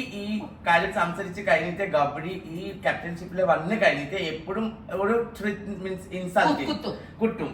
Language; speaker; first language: Malayalam; non-native, local second language; Assamese